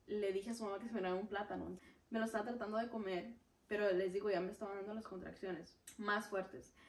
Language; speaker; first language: Spanish; early bilingual, heritage; Spanish